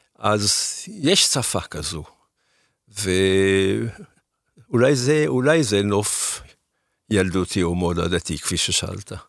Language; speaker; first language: Hebrew; early bilingual, other home language; German